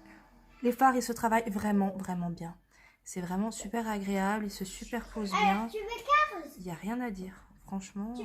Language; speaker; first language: French; native; French